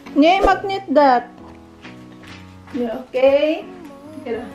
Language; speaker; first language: English; non-native, learner; Filipino